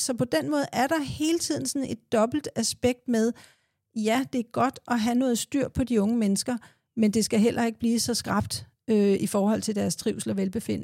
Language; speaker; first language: Danish; native; Danish